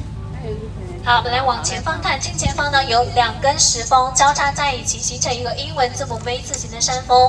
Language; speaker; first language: Chinese; native; Chinese